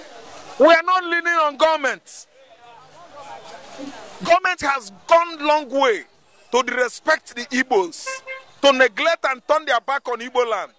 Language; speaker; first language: English; non-native, local second language; Igbo